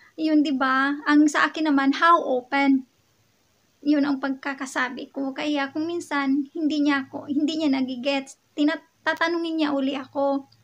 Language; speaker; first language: Filipino; non-native, local second language; Hiligaynon